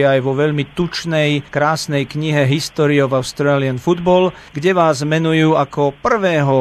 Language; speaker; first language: Slovak; native; Slovak